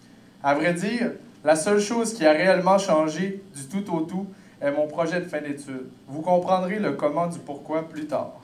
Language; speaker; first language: French; native; French